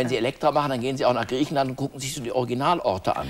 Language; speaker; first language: German; native; German